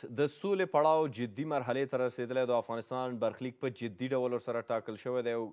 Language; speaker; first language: Pashto; native; Pashto